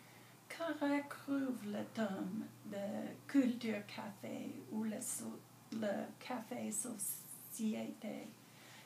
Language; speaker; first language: French; non-native, learner; English